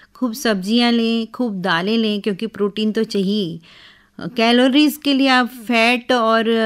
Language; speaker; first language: Hindi; native; Hindi